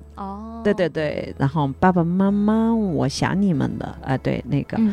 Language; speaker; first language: Chinese; native; Chinese